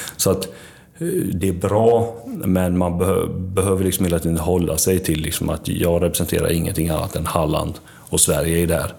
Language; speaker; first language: Swedish; early bilingual, other home language; Albanian